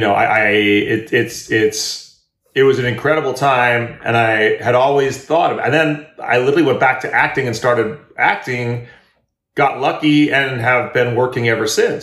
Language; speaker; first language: English; native; English